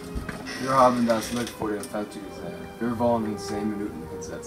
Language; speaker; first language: German; non-native, learner; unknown